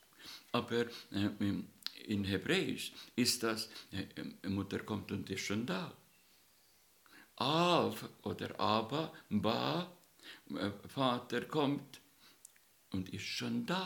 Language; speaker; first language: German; non-native, learner; Estonian